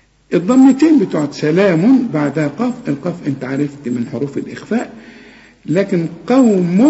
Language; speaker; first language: Arabic; native; Arabic